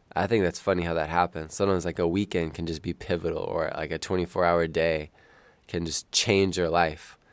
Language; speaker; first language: English; native; English